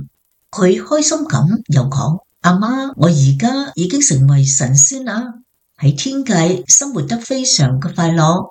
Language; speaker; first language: Chinese; native; Chinese